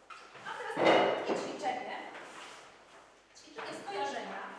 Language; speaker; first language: Polish; native; Polish